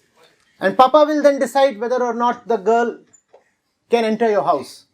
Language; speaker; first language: English; non-native, local second language; Hindi